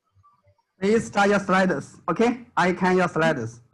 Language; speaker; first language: English; non-native, fluent; Chinese